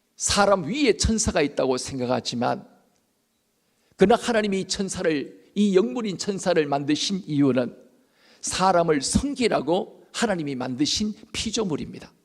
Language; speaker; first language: Korean; native; Korean